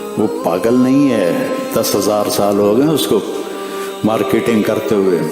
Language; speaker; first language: Urdu; non-native, local second language; Punjabi